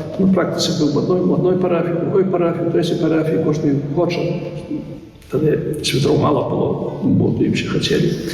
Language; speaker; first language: Belarusian; native; Belarusian